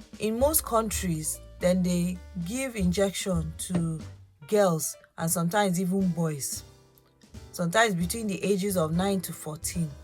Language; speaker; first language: Nigerian Pidgin; non-native, local second language; Yoruba